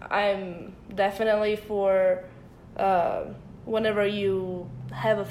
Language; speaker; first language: English; early bilingual, other home language; Bosnian